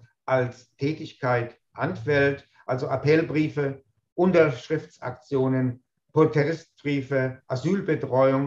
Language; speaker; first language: German; native; German